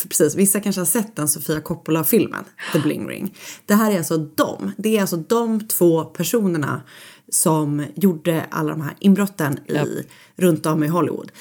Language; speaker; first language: Swedish; native; Swedish